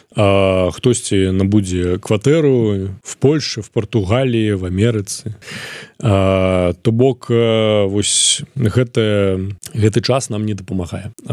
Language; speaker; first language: Belarusian; non-native, local second language; Russian